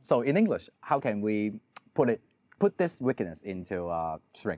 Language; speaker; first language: English; non-native, local second language; Cantonese